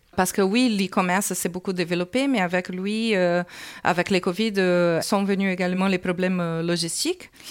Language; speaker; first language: French; non-native, fluent; Portuguese